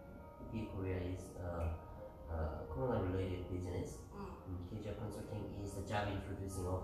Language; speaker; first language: English; non-native, learner; Korean